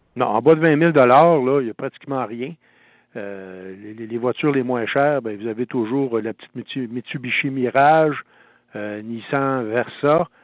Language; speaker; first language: French; native; French